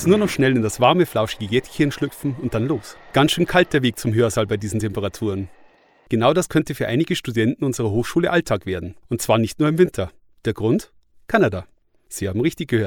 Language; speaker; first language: German; native; German